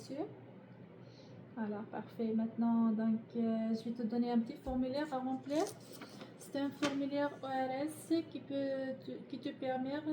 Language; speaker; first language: French; non-native, learner; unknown